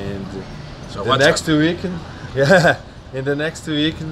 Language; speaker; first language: English; non-native, learner; Portuguese